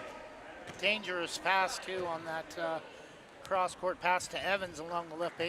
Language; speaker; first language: English; native; English